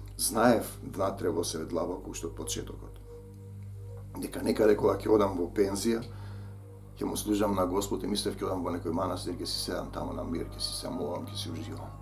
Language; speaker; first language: Macedonian; native; Macedonian